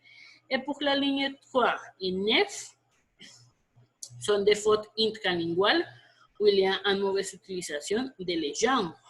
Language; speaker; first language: French; non-native, fluent; Spanish